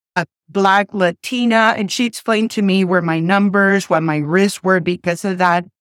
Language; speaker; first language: English; non-native, fluent; Spanish